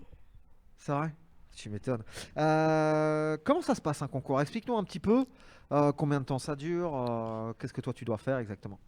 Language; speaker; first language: French; native; French